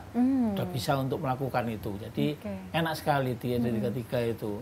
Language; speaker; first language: Indonesian; native; Indonesian